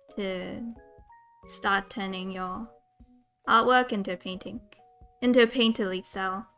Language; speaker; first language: English; non-native, local second language; Cantonese